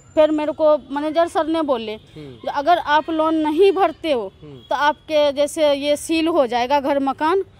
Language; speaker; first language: Hindi; native; Hindi